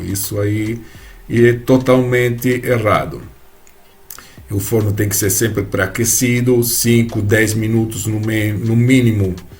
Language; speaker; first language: Portuguese; non-native, fluent; Italian